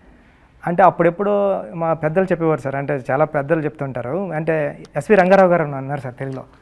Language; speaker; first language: Telugu; native; Telugu